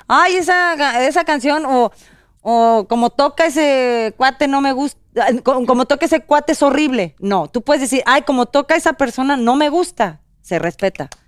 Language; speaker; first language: Spanish; native; Spanish